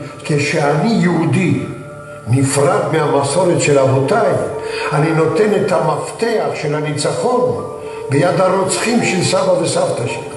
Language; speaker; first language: Hebrew; early bilingual, other home language; Yiddish